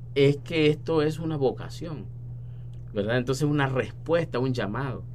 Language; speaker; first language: Spanish; native; Spanish